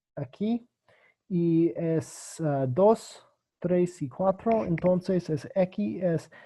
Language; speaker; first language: Spanish; non-native, learner; English